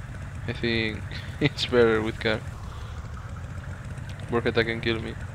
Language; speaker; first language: English; non-native, learner; Spanish